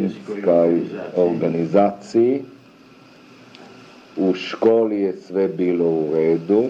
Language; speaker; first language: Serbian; early bilingual, other home language; German